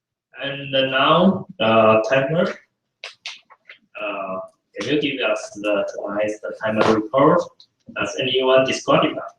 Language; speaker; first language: English; non-native, fluent; Chinese